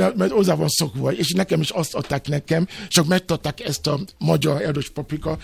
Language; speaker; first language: Hungarian; non-native, fluent; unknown